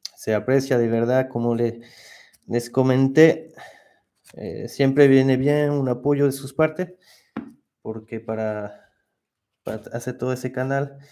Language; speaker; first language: Spanish; non-native, fluent; French